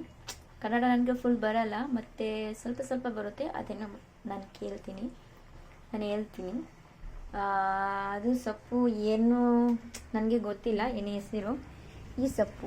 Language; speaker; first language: Kannada; non-native, local second language; Bangla